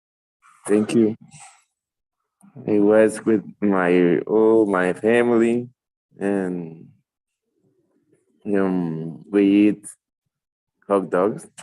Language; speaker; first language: English; non-native, learner; Spanish